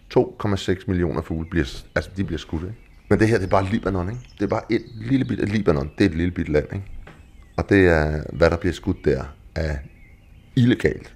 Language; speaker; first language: Danish; native; Danish